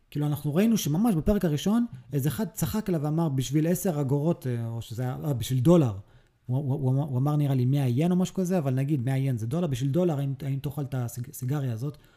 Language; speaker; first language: Hebrew; early bilingual, other home language; English